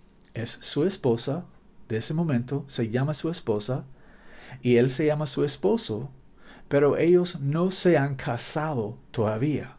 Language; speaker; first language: Spanish; non-native, learner; English